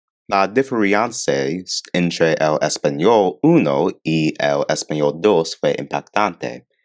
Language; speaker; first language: Spanish; non-native, learner; English